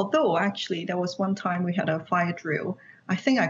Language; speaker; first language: English; non-native, local second language; Cantonese